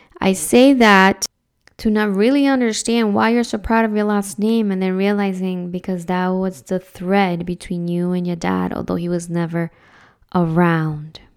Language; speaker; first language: English; early bilingual, other home language; Spanish